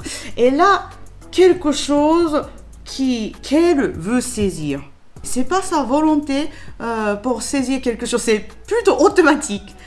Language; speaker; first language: French; non-native, learner; Japanese